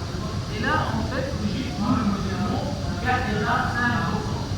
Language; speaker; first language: French; non-native, learner; Arabic